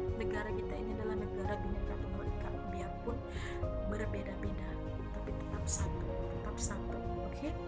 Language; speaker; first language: Indonesian; native; Indonesian